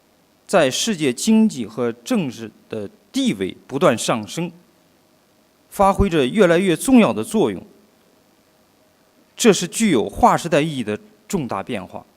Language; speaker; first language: Chinese; native; Chinese